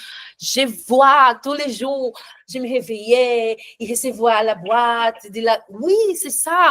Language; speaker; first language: French; non-native, learner; Portuguese